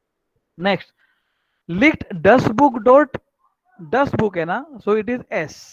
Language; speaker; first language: German; non-native, learner; Marathi